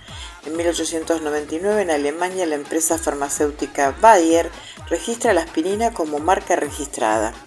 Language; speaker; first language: Spanish; native; Spanish